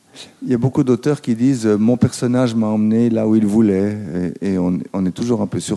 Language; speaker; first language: French; native; French